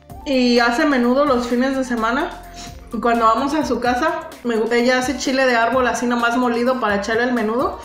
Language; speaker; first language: Spanish; native; Spanish